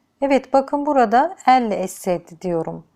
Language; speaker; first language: Turkish; native; Turkish